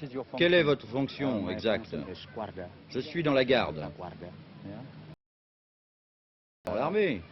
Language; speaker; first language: French; native; French